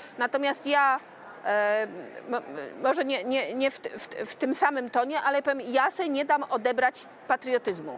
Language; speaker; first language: Polish; native; Polish